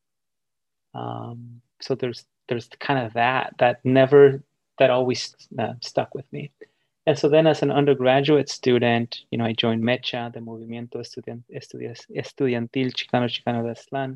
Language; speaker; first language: English; early bilingual, other home language; Spanish